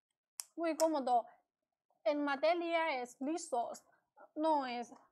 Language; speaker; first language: Spanish; non-native, learner; Chinese